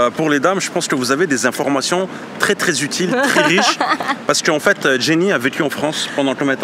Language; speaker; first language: French; native; French